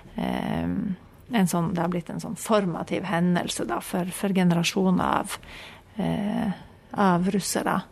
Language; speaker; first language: Norwegian; native; Norwegian